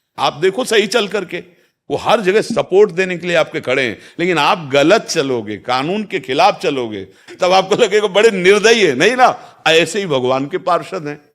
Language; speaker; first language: Hindi; native; Hindi